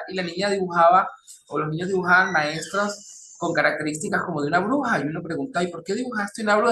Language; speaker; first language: Spanish; native; Spanish